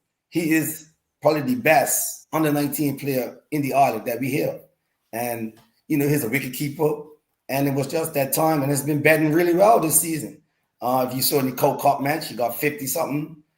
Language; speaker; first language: English; native; English